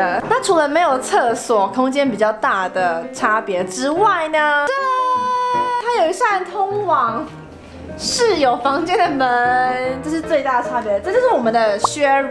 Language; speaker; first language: Chinese; native; Chinese